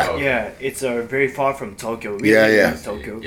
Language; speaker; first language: English; non-native, learner; Japanese